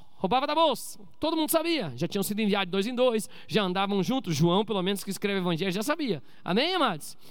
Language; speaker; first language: Portuguese; native; Portuguese